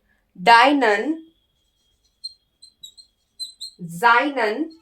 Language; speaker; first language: German; non-native, learner; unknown